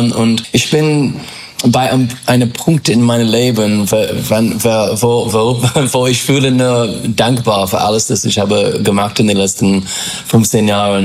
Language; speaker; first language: German; non-native, learner; English